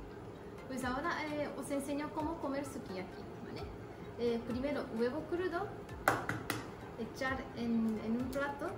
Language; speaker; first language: Spanish; non-native, fluent; Japanese